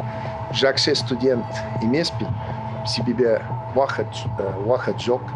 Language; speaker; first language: Kazakh; non-native, learner; English